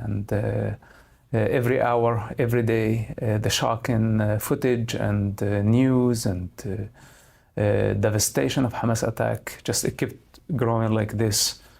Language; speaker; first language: English; non-native, fluent; Arabic